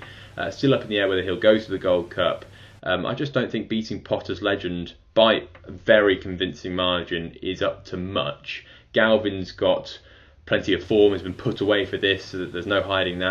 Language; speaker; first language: English; native; English